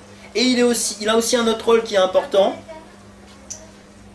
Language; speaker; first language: French; native; French